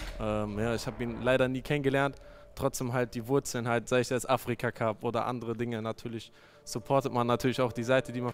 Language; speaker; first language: German; native; German